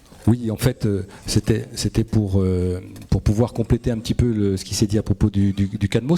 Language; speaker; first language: French; native; French